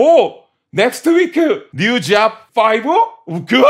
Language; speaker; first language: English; non-native, learner; Korean